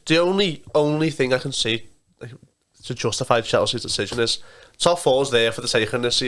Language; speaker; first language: English; native; English